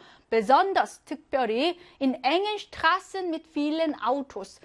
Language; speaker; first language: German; non-native, fluent; Korean